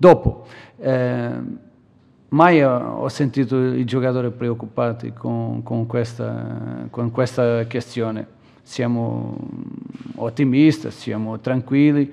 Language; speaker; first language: Italian; non-native, fluent; Portuguese